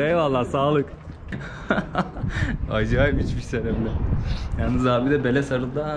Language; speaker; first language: Turkish; native; Turkish